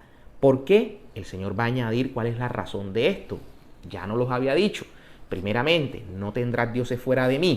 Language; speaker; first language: Spanish; native; Spanish